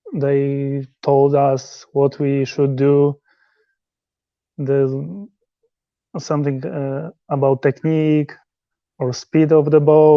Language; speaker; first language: English; non-native, learner; Polish